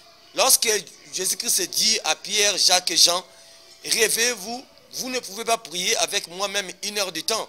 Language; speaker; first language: French; non-native, local second language; Lingala